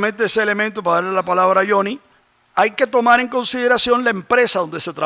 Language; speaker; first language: Spanish; native; Spanish